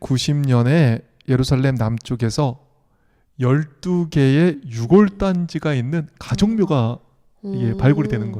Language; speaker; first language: Korean; native; Korean